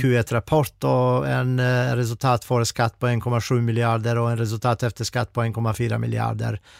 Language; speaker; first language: Swedish; non-native, fluent; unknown